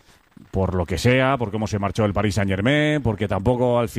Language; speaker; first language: Spanish; native; Spanish